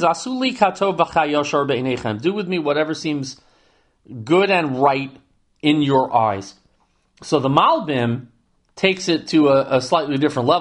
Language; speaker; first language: English; native; English